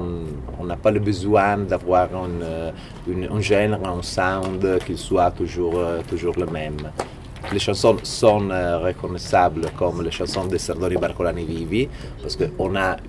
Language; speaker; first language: French; non-native, fluent; Italian